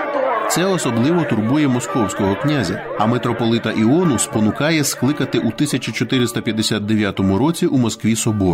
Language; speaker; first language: Ukrainian; native; Ukrainian